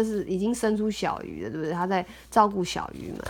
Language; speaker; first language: Chinese; native; Chinese